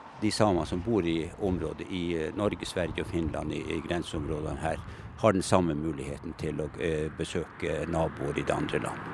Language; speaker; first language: Norwegian; native; Norwegian